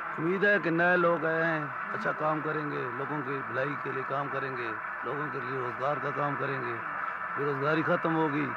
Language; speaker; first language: Urdu; non-native, local second language; Punjabi